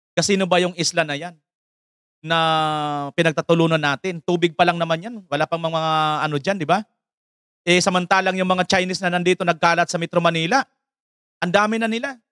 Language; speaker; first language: Filipino; native; Filipino